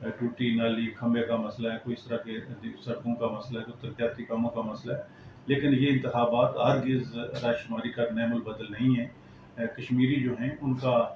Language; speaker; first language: Urdu; non-native, local second language; Pahari-Potwari